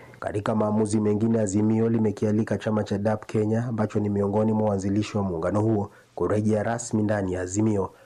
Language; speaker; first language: Swahili; non-native, local second language; Luyia